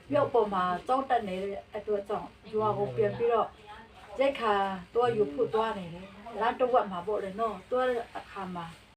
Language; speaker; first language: Burmese; non-native, local second language; Hakha Chin